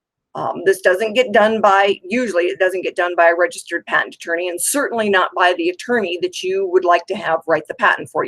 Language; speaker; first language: English; native; English